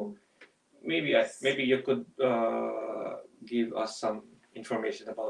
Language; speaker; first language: English; non-native, local second language; Filipino